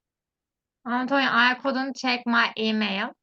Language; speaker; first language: English; non-native, learner; Turkish